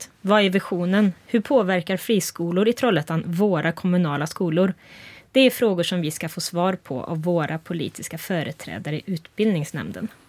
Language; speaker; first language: Swedish; native; Swedish